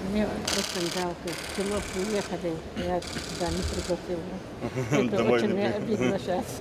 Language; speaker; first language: Russian; non-native, local second language; Chechen